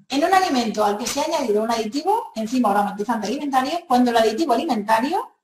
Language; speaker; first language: Spanish; non-native, local second language; Catalan